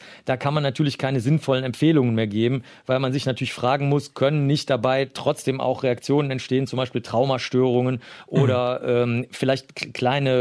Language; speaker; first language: German; native; German